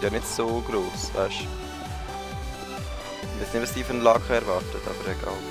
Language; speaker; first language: German; native; German